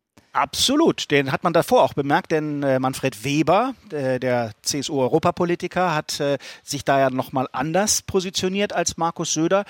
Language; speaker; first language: German; native; German